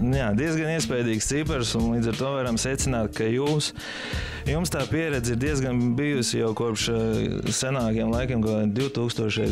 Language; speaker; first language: Latvian; native; Latvian